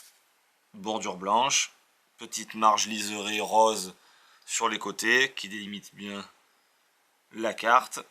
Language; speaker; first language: French; native; French